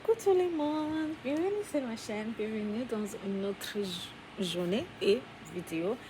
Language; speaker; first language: French; non-native, learner; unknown